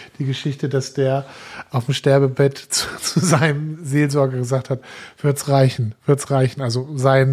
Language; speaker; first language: German; native; German